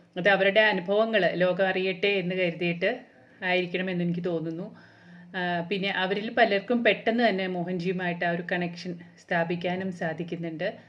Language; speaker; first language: Malayalam; native; Malayalam